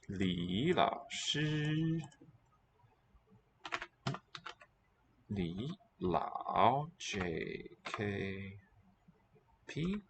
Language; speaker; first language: Chinese; non-native, learner; English